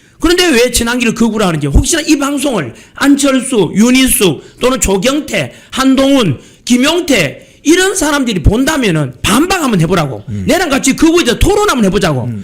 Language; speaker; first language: Korean; native; Korean